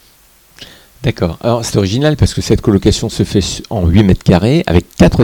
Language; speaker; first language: French; native; French